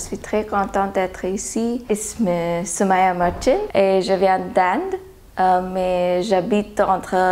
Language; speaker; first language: French; non-native, learner; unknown